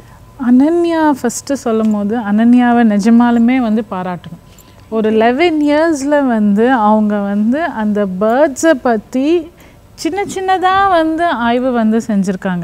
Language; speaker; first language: Tamil; native; Tamil